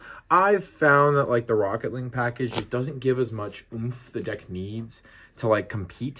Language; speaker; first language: English; native; English